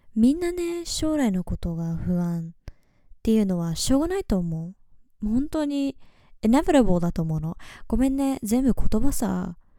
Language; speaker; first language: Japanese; early bilingual, heritage; Japanese